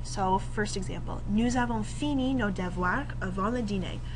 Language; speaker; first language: French; non-native, fluent; English